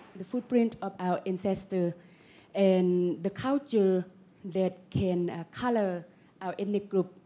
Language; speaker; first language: English; non-native, learner; Lao